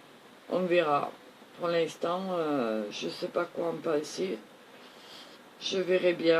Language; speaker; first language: French; native; French